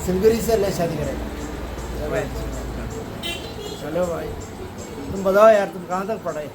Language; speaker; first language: Hindi; non-native, local second language; Malayalam